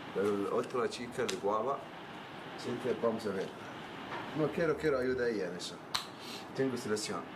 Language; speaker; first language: Spanish; non-native, learner; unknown